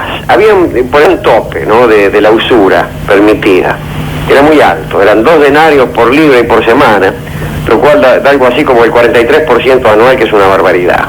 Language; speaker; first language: Spanish; native; Spanish